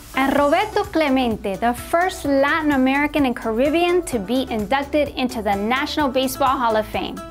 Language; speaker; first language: English; early bilingual, other home language; Spanish